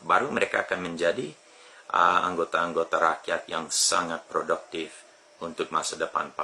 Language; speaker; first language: Indonesian; non-native, fluent; English